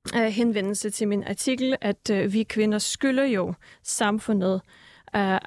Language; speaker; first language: Danish; early bilingual, other home language; Russian